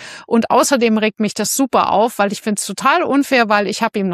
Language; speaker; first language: German; native; German